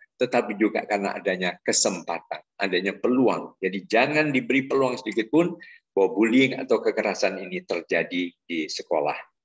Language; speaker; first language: Indonesian; native; Indonesian